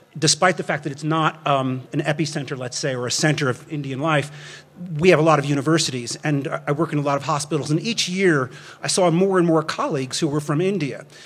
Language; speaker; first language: English; native; English